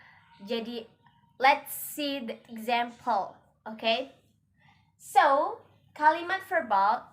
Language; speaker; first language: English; non-native, learner; Indonesian